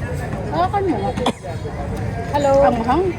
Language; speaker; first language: Filipino; native; Filipino